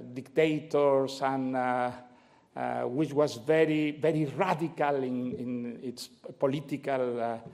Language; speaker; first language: English; non-native, fluent; Spanish